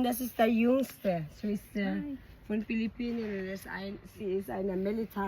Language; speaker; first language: German; non-native, learner; Filipino